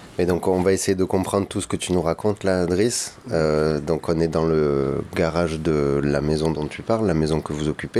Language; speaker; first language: French; native; French